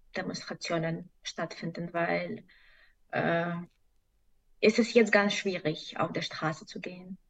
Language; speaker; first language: German; non-native, fluent; Russian